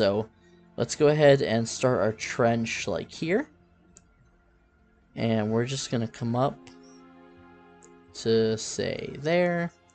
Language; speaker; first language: English; native; English